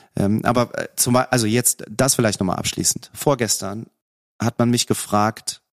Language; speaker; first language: German; native; German